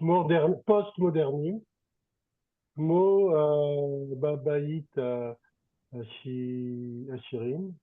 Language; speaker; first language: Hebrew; non-native, learner; French